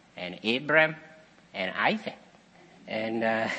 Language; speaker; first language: English; non-native, fluent; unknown